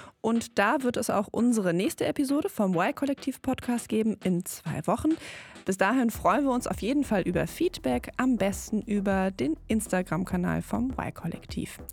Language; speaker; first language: German; native; German